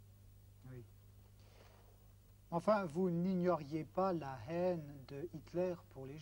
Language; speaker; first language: French; native; French